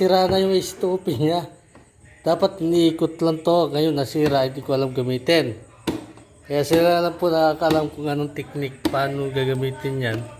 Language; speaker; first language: Filipino; non-native, local second language; Cebuano